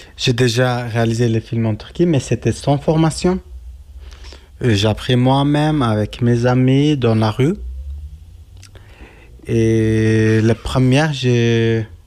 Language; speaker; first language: French; non-native, learner; Kurdish